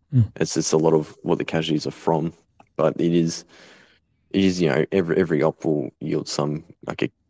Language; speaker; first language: English; native; English